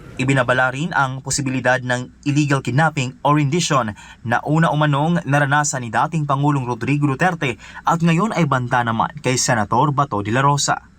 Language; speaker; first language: Filipino; native; Filipino